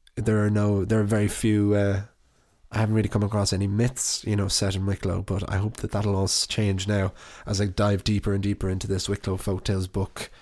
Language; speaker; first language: English; native; English